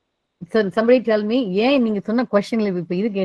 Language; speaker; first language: Tamil; native; Tamil